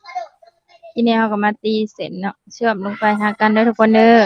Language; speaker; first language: Thai; non-native, local second language; Northeastern Thai